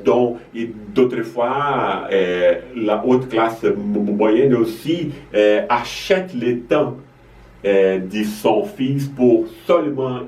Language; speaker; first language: French; non-native, fluent; Portuguese